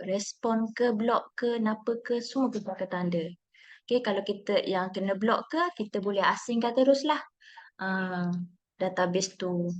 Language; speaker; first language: Malay; native; Malay